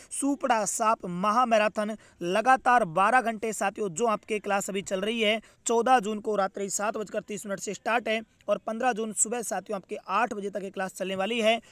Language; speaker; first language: Hindi; native; Hindi